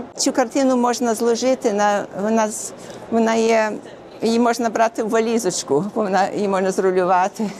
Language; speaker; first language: Ukrainian; early bilingual, heritage; Ukrainian